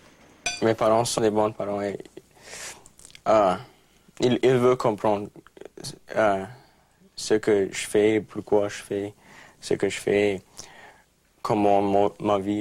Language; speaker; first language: French; non-native, local second language; English